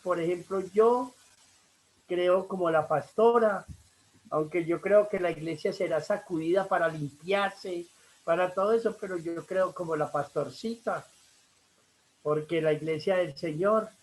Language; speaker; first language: Spanish; native; Spanish